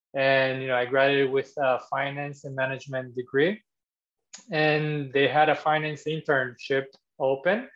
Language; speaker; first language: English; non-native, fluent; Portuguese